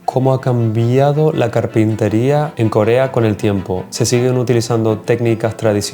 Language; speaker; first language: Spanish; native; Spanish